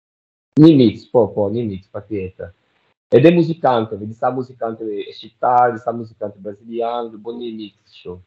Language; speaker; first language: Albanian; non-native, learner; Portuguese